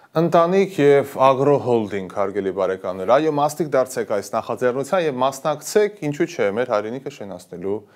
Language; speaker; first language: Armenian; native; Armenian